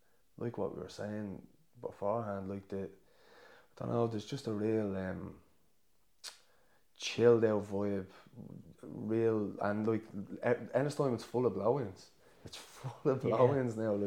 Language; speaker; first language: English; native; English